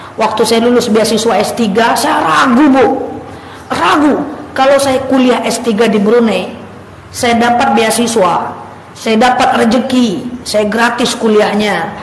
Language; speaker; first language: Indonesian; native; Indonesian